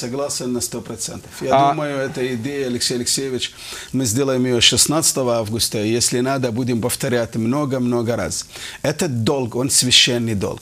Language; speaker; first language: Russian; non-native, fluent; Arabic